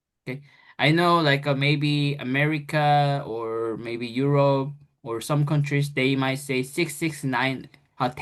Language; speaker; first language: English; non-native, fluent; Korean